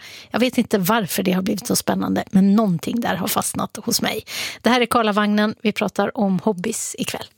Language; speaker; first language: Swedish; native; Swedish